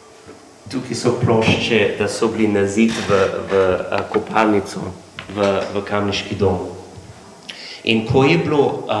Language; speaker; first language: Slovenian; non-native, learner; English